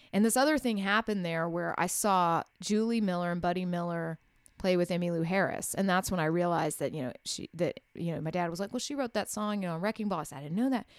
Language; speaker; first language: English; native; English